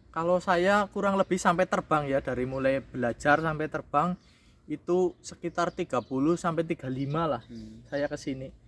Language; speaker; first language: Indonesian; non-native, local second language; Javanese